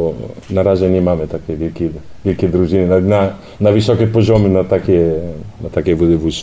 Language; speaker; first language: Polish; non-native, learner; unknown